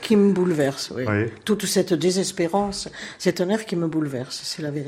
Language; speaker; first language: French; native; French